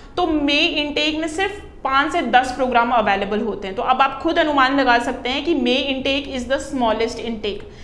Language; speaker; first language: Hindi; non-native, local second language; Punjabi